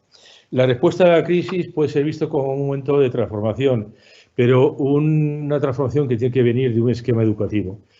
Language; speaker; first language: Spanish; native; Spanish